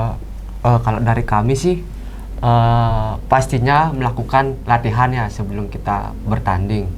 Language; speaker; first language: Indonesian; non-native, local second language; Balinese